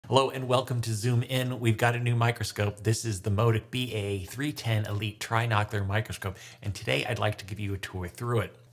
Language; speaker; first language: English; native; English